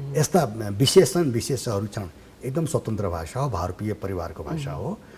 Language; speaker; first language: Nepali; non-native, local second language; Bhojpuri